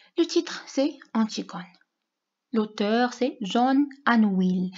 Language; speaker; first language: French; non-native, local second language; Arabic